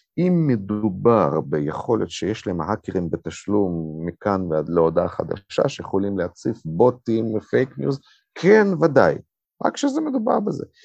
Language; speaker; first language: Hebrew; non-native, fluent; Russian